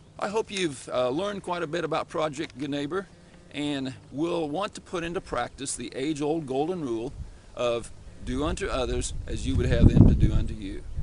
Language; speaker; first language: English; native; English